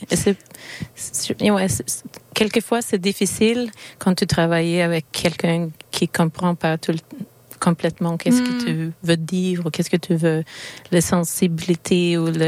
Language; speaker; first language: French; non-native, learner; Swedish